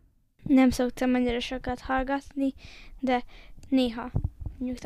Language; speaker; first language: Hungarian; early bilingual, heritage; Hungarian